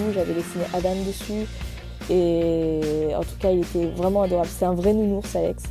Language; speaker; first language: French; native; French